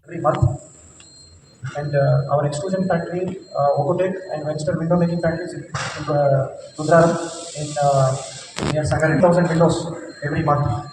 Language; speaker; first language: English; non-native, local second language; Telugu